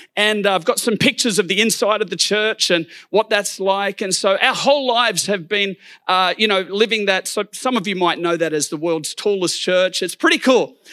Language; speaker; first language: English; native; English